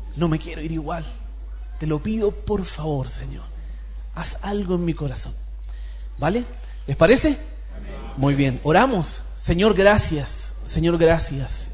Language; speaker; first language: Spanish; native; Spanish